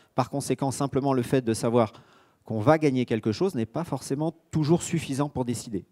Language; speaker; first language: French; native; French